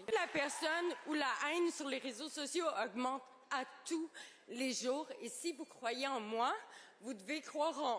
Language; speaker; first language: French; native; French